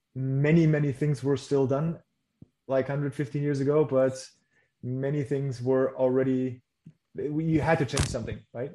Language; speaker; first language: English; non-native, fluent; German